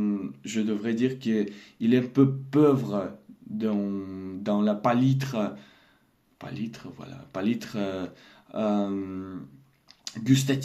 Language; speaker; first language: French; non-native, learner; Russian